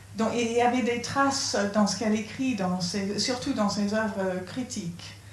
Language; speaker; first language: French; non-native, fluent; English